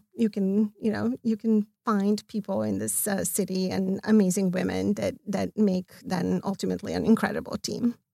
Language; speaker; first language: English; non-native, fluent; Serbian